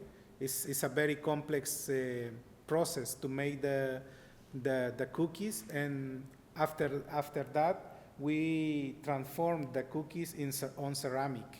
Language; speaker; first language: English; non-native, learner; Spanish